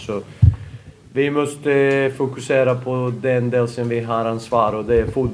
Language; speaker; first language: Swedish; non-native, fluent; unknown